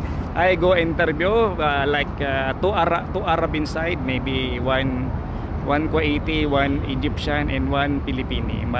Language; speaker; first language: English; non-native, learner; Filipino